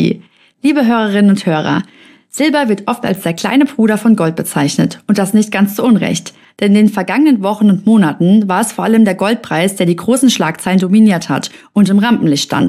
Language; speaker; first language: German; native; German